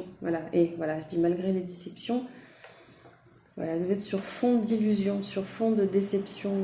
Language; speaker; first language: French; native; French